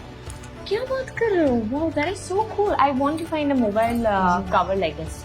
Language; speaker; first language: Hindi; native; Hindi